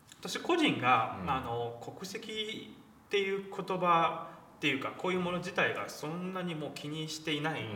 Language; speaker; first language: Japanese; non-native, fluent; Chinese